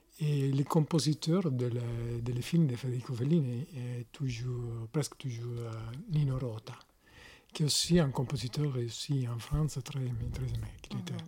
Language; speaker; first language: French; non-native, learner; Italian